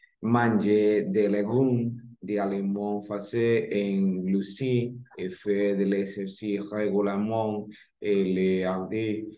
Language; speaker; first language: French; non-native, learner; Spanish